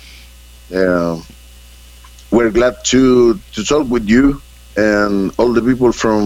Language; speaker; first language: English; non-native, fluent; Spanish